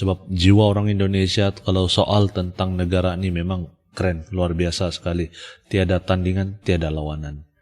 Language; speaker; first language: Malay; native; Malay